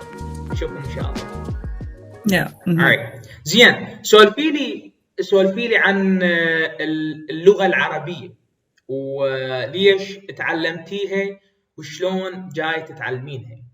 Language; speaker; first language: Arabic; native; Arabic